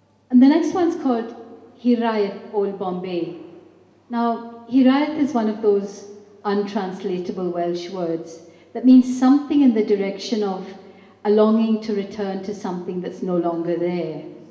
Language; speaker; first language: English; native; English